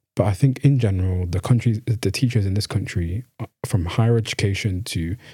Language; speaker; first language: English; native; English